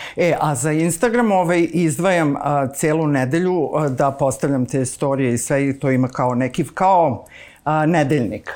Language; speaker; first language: Serbian; native; Serbian